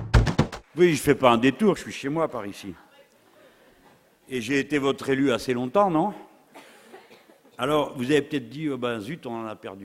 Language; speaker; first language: French; native; French